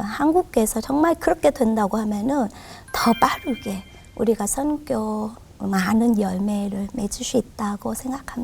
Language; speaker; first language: Korean; non-native, fluent; Vietnamese